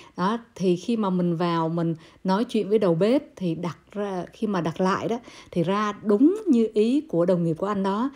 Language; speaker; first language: Vietnamese; native; Vietnamese